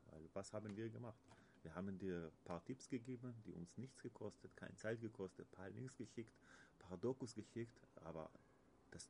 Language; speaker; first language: German; non-native, learner; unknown